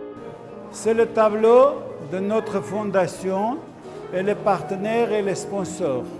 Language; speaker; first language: French; non-native, learner; Armenian